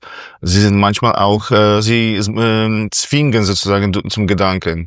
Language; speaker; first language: German; non-native, fluent; Polish